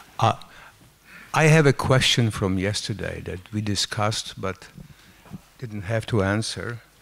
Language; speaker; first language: English; non-native, fluent; Polish